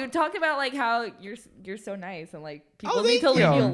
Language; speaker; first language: English; native; English